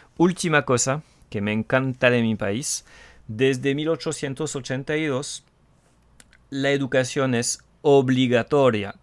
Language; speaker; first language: Spanish; non-native, fluent; French